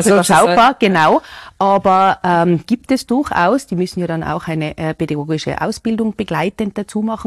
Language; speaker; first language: German; native; German